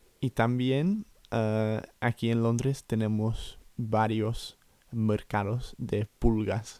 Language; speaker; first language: Spanish; non-native, fluent; English